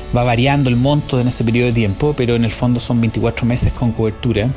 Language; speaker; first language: Spanish; native; Spanish